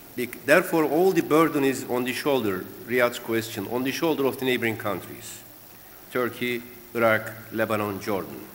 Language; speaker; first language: English; non-native, fluent; Turkish